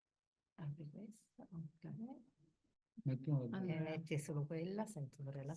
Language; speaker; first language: Italian; native; Italian